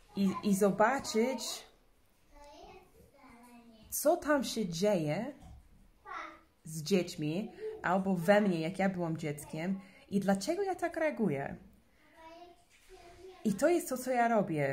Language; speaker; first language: Polish; non-native, fluent; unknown